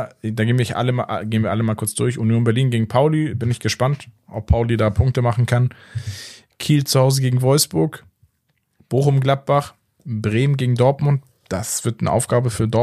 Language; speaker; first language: German; native; German